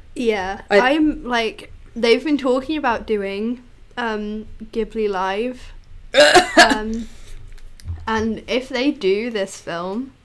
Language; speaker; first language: English; native; English